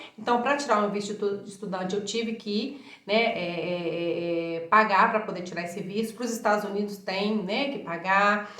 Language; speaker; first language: Portuguese; native; Portuguese